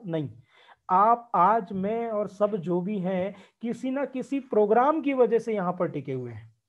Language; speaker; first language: Hindi; native; Hindi